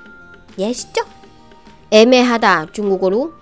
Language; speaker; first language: Korean; non-native, fluent; Chinese